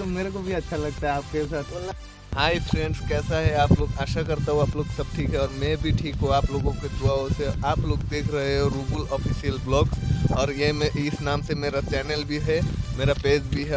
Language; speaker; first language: Hindi; non-native, local second language; Assamese